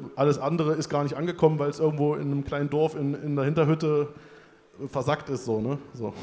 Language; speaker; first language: German; native; German